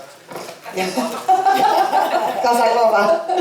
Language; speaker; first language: Spanish; native; Spanish